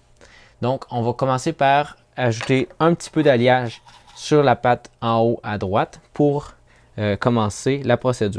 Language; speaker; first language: French; native; French